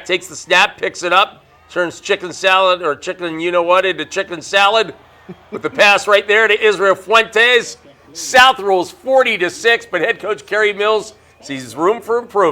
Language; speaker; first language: English; native; English